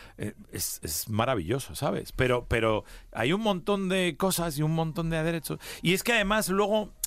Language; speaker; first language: Spanish; early bilingual, heritage; Spanish